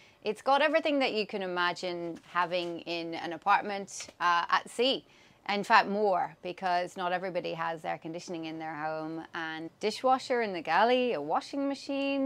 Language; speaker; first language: English; native; English